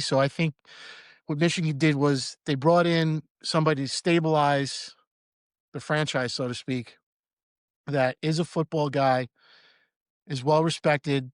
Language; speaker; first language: English; native; English